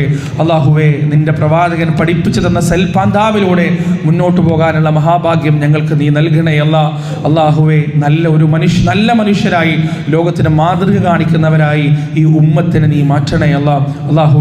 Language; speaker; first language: Malayalam; native; Malayalam